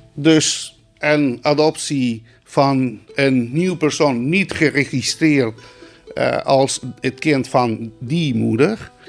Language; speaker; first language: Dutch; non-native, local second language; Spanish